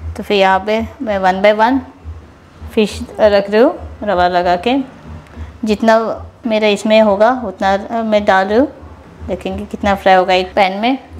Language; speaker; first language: Hindi; non-native, local second language; Konkani